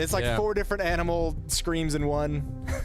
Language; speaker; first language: English; native; English